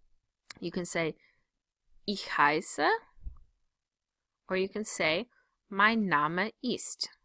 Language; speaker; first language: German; non-native, fluent; English